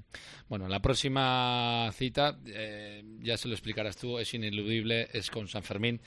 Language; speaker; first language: Spanish; native; Spanish